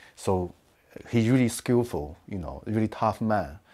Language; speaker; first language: English; non-native, learner; Chinese